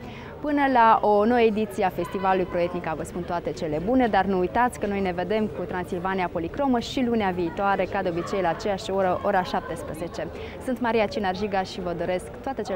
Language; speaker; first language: Romanian; native; Romanian